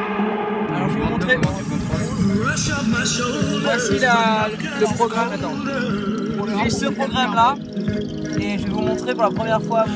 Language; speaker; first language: French; native; French